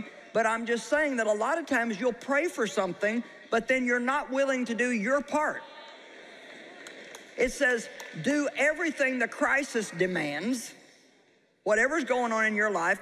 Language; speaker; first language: English; native; English